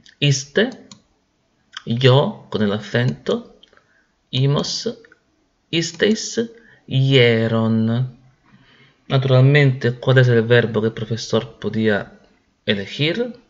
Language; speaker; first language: Spanish; non-native, fluent; Italian